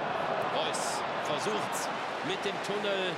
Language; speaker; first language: German; native; German